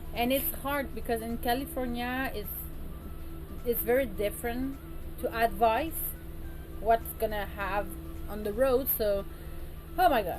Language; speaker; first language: English; non-native, learner; French